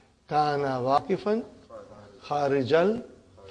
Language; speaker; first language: Arabic; non-native, fluent; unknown